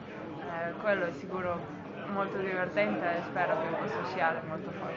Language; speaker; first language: Italian; non-native, learner; Slovenian